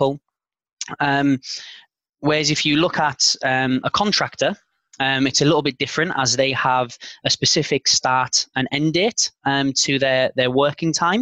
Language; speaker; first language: English; native; English